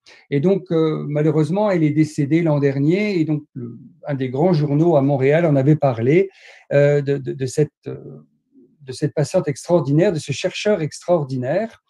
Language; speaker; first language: French; native; French